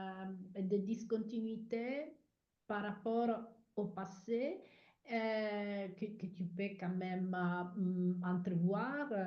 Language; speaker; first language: French; non-native, fluent; Italian